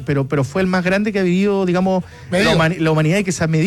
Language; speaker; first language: Spanish; native; Spanish